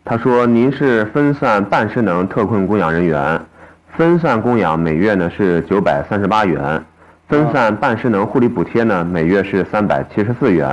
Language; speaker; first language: Chinese; native; Chinese